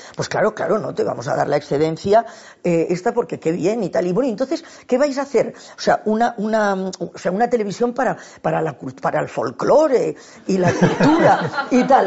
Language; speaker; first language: Spanish; non-native, local second language; Catalan